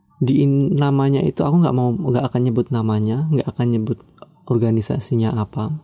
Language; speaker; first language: Indonesian; non-native, local second language; Javanese